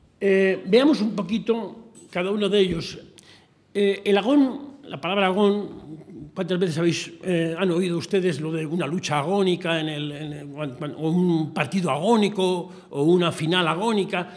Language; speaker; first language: Spanish; native; Spanish